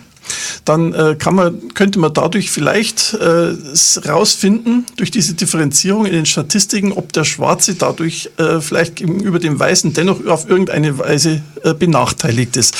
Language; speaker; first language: German; native; German